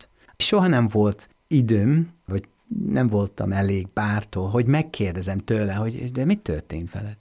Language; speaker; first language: Hungarian; non-native, fluent; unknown